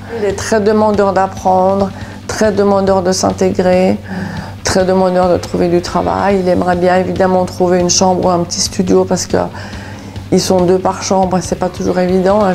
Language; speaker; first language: French; native; French